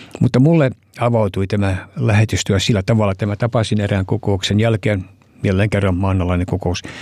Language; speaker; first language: Finnish; early bilingual, heritage; Finnish